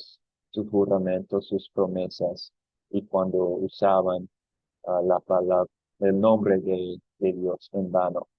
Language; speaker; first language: Spanish; non-native, fluent; English